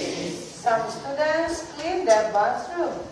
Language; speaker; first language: English; non-native, learner; Indonesian